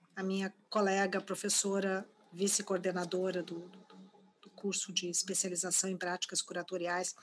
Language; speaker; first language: Portuguese; native; Portuguese